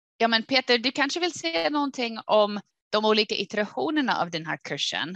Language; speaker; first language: Swedish; non-native, fluent; English